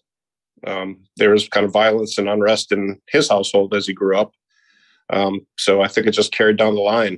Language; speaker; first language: English; native; English